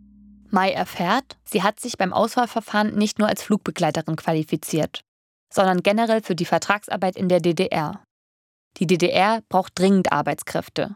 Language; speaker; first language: German; native; German